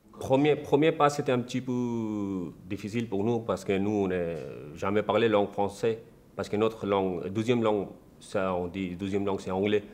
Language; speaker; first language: French; non-native, learner; Urdu